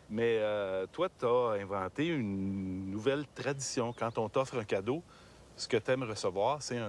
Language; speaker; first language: French; native; French